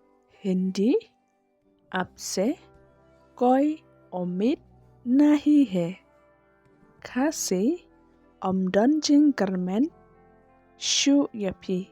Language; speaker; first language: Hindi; non-native, local second language; Khasi